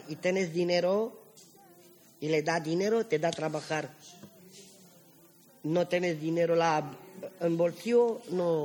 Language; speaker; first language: Spanish; non-native, learner; Romany